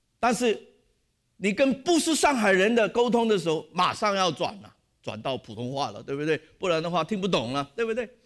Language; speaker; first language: Chinese; non-native, local second language; Cantonese